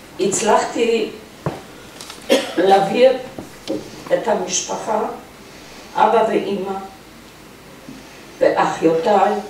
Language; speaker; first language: Hebrew; non-native, fluent; Polish